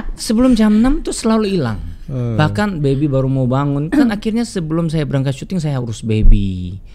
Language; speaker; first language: Indonesian; non-native, fluent; Korean